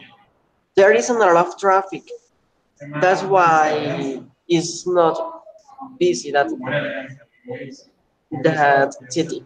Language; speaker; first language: English; non-native, learner; Spanish